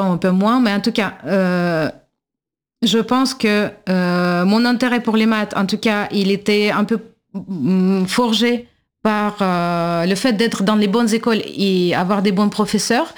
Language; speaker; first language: French; non-native, fluent; Russian